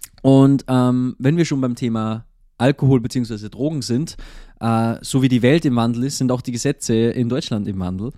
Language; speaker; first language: German; native; German